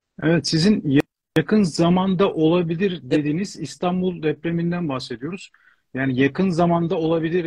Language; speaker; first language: Turkish; native; Turkish